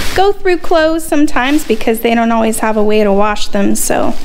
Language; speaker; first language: English; native; English